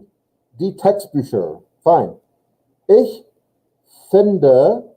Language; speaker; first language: German; non-native, fluent; English